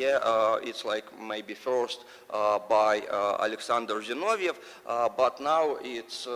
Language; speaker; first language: English; non-native, learner; Russian